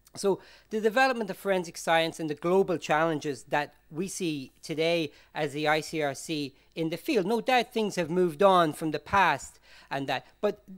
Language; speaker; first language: English; native; English